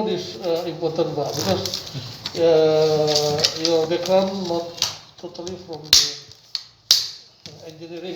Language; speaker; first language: English; non-native, learner; Indonesian